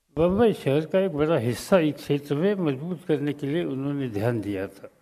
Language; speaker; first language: Hindi; non-native, local second language; Marathi